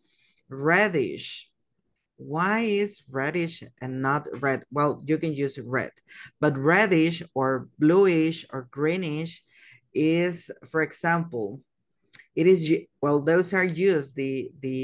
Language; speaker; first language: English; non-native, fluent; Spanish